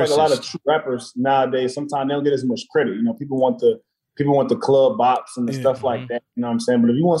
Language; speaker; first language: English; native; English